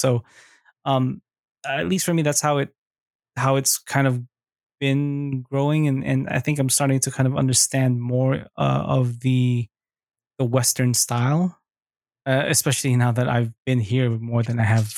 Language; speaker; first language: English; non-native, local second language; Filipino